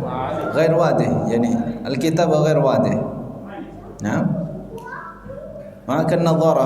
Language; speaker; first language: Arabic; non-native, fluent; Indonesian